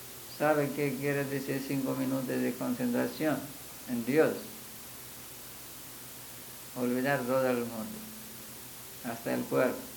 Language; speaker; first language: Spanish; non-native, fluent; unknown